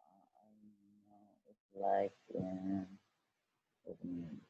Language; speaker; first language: English; non-native, learner; Indonesian